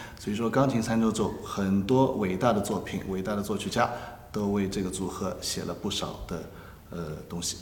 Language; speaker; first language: Chinese; native; Chinese